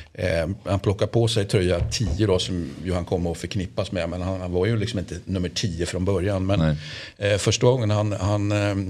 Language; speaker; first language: Swedish; native; Swedish